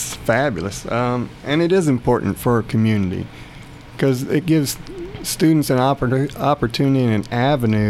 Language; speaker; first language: English; native; English